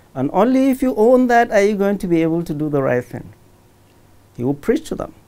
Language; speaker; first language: English; non-native, local second language; Hausa